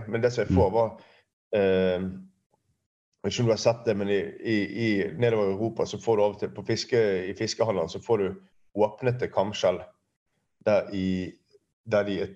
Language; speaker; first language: Norwegian; native; Norwegian